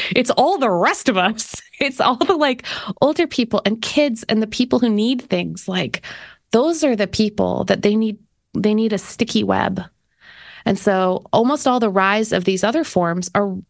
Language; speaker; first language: English; native; English